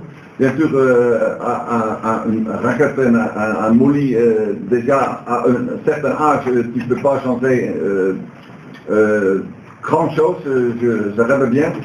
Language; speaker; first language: French; non-native, learner; Dutch